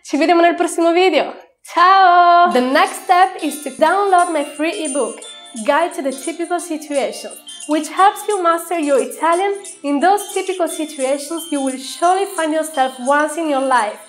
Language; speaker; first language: English; non-native, fluent; Italian